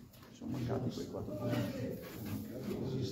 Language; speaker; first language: Italian; native; Italian